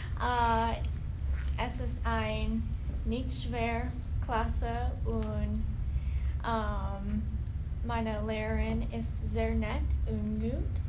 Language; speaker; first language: German; non-native, learner; English